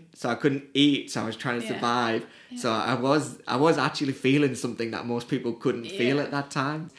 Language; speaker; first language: English; native; English